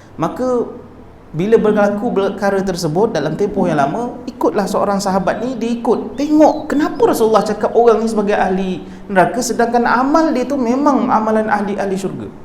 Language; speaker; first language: Malay; native; Malay